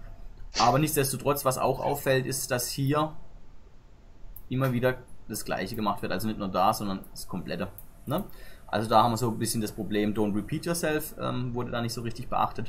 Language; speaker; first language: German; native; German